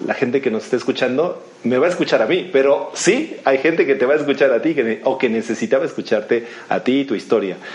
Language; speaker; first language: Spanish; native; Spanish